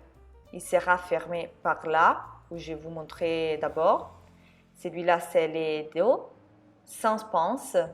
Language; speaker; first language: French; non-native, fluent; Italian